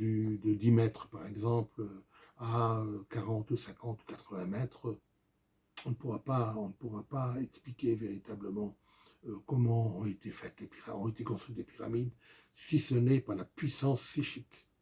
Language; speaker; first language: French; native; French